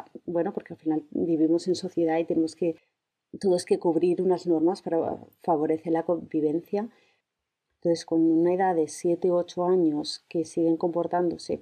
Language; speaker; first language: Spanish; native; Spanish